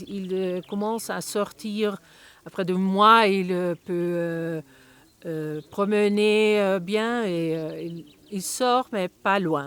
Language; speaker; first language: French; non-native, learner; Spanish